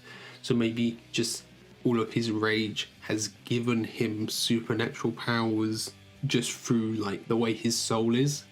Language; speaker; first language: English; native; English